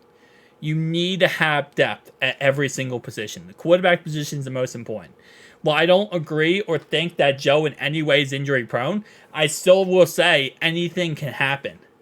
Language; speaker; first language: English; native; English